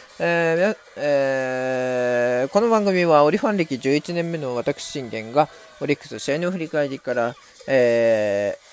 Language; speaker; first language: Japanese; native; Japanese